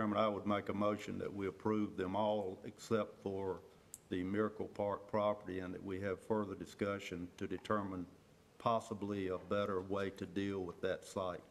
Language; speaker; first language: English; native; English